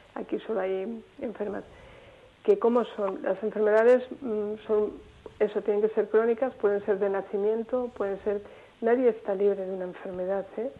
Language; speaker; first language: Spanish; native; Spanish